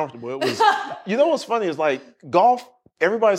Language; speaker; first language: English; native; English